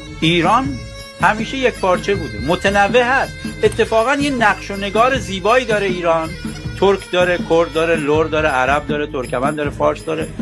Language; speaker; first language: Persian; non-native, local second language; Kurdish